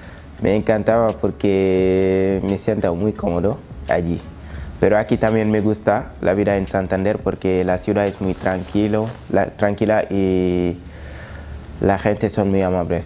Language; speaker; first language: Spanish; non-native, learner; Wolof